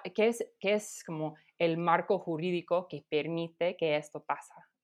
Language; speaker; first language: Spanish; non-native, fluent; English